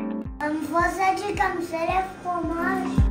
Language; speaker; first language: French; non-native, learner; Malagasy